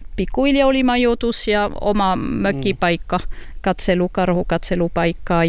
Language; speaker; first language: Finnish; non-native, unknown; French